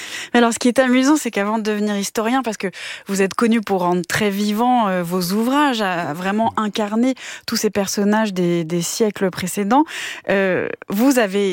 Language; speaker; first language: French; native; French